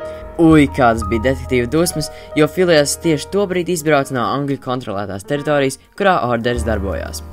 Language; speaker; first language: Latvian; native; Latvian